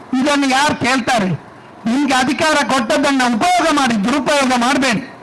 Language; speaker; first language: Kannada; non-native, local second language; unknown